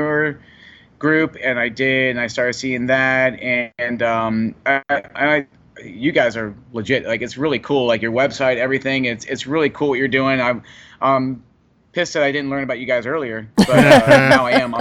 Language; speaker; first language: English; native; English